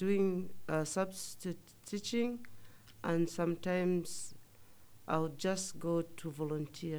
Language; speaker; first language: English; non-native, local second language; Nyanja